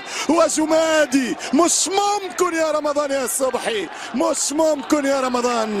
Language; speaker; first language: Arabic; native; Arabic